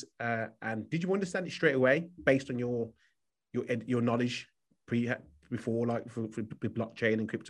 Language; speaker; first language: English; native; English